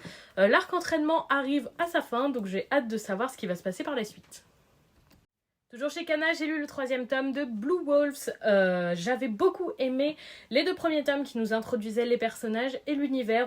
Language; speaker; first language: French; native; French